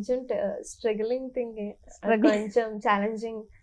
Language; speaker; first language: Telugu; non-native, learner; Malayalam